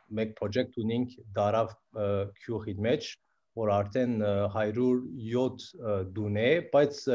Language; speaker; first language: Armenian; early bilingual, heritage; Armenian